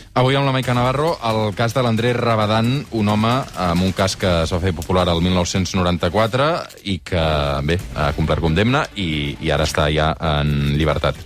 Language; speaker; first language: Catalan; native; Catalan